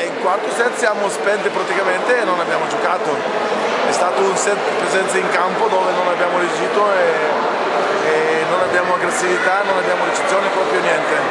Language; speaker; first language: Italian; non-native, fluent; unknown